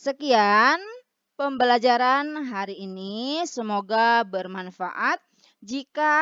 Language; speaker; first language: Indonesian; native; Indonesian